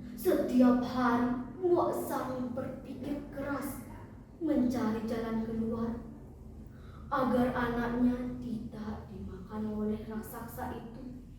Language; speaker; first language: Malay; non-native, local second language; Balinese